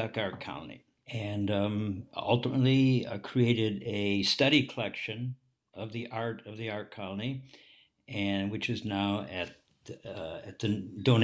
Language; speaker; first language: English; native; English